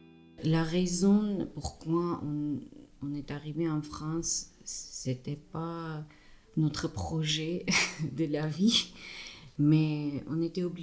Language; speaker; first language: French; non-native, fluent; Armenian